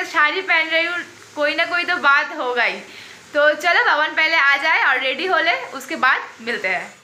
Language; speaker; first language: Hindi; non-native, local second language; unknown